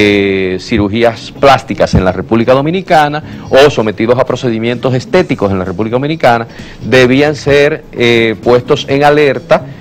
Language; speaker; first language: Spanish; native; Spanish